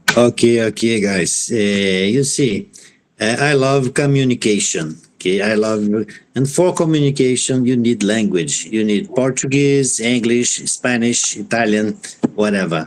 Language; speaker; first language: English; non-native, fluent; Portuguese